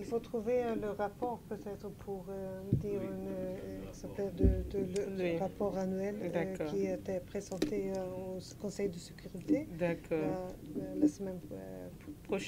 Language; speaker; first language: French; non-native, learner; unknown